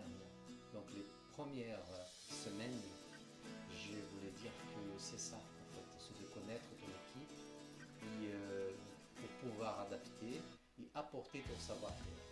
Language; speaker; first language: French; non-native, fluent; Portuguese